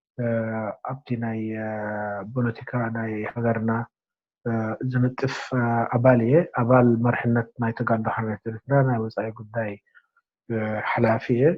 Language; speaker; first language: Tigrinya; non-native, local second language; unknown